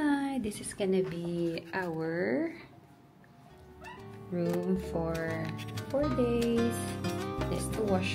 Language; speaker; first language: English; non-native, local second language; Filipino